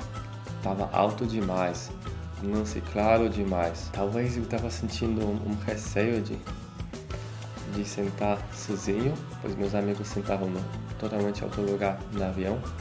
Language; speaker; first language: Portuguese; non-native, fluent; Polish